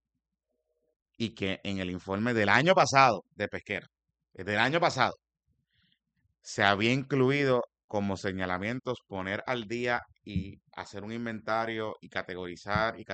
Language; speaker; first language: Spanish; native; Spanish